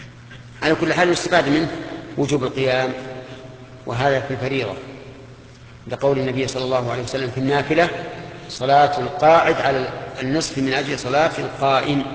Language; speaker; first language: Arabic; native; Arabic